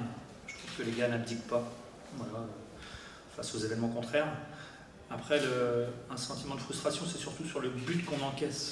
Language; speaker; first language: French; native; French